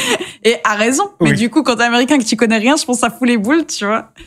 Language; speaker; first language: French; native; French